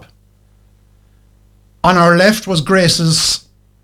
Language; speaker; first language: English; native; English